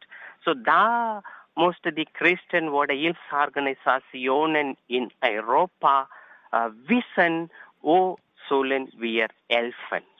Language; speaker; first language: German; non-native, learner; Tamil